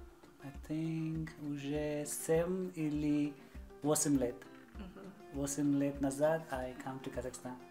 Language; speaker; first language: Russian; non-native, learner; Malayalam